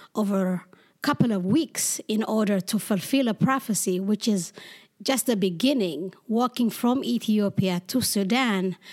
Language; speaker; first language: English; non-native, fluent; Amharic